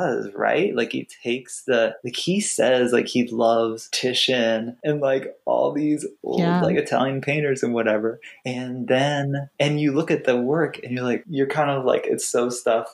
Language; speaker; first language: English; native; English